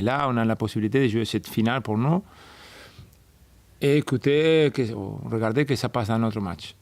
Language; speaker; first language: French; non-native, fluent; Spanish